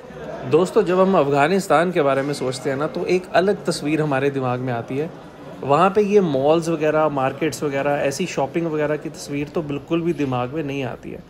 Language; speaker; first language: Hindi; native; Hindi